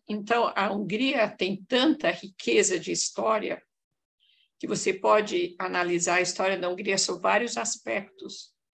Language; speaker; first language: Portuguese; early bilingual, other home language; Hungarian